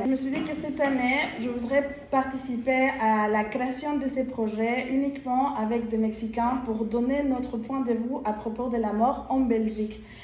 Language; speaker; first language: French; non-native, fluent; Spanish